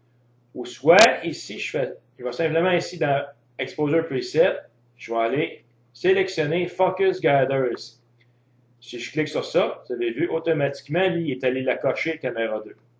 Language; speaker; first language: French; native; French